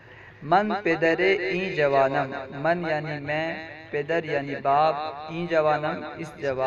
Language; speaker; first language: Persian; non-native, fluent; Urdu